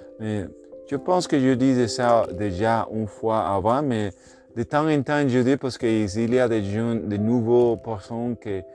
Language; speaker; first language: French; non-native, learner; Spanish